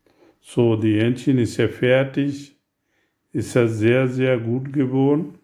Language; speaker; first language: German; non-native, learner; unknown